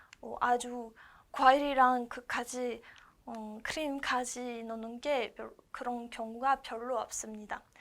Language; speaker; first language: Korean; non-native, learner; French